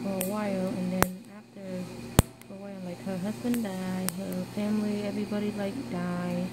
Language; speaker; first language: English; non-native, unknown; Vietnamese